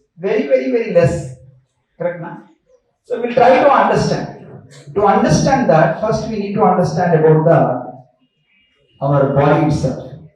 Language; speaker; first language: English; non-native, local second language; Telugu